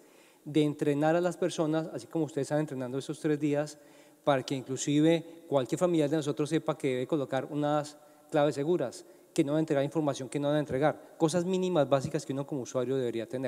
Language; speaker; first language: Spanish; native; Spanish